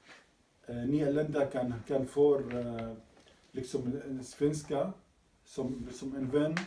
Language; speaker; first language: Swedish; non-native, learner; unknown